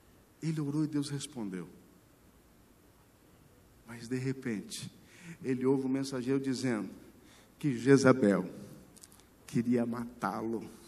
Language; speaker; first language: Portuguese; native; Portuguese